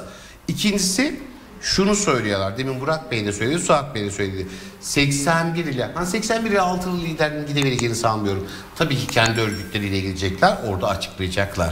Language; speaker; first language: Turkish; native; Turkish